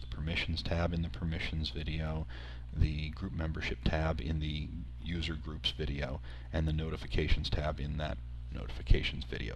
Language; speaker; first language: English; native; English